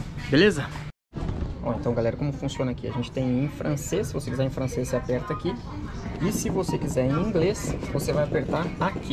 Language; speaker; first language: Portuguese; native; Portuguese